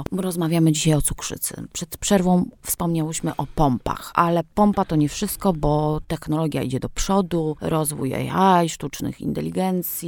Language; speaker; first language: Polish; native; Polish